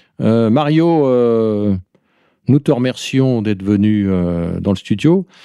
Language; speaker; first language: French; native; French